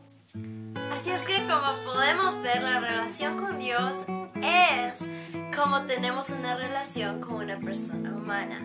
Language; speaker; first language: Spanish; early bilingual, heritage; Spanish